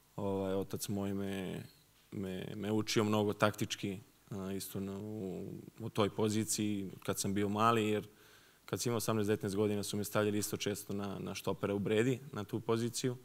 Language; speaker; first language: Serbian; early bilingual, heritage; Serbian